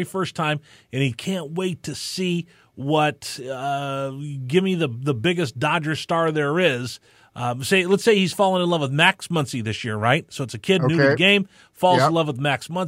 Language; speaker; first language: English; native; English